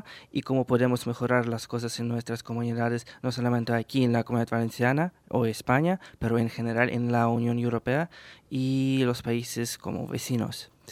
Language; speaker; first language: Spanish; non-native, fluent; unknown